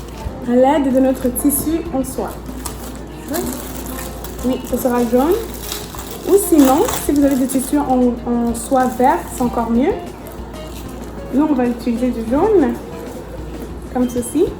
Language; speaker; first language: French; native; French